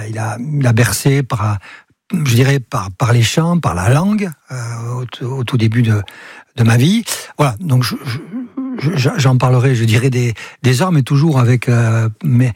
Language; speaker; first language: French; native; French